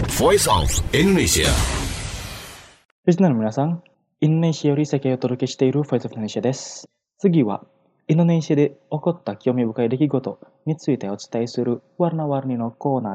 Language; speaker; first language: Japanese; non-native, fluent; Indonesian